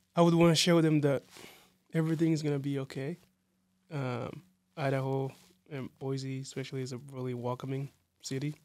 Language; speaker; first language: English; non-native, fluent; Kinyarwanda